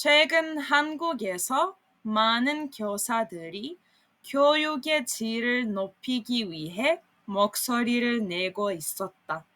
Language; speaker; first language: Korean; non-native, fluent; Serbian